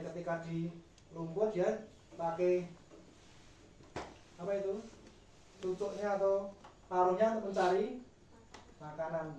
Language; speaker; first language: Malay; non-native, local second language; Javanese